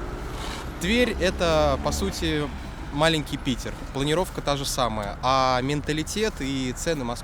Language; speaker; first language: Russian; native; Russian